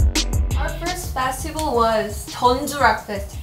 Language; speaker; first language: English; non-native, learner; Korean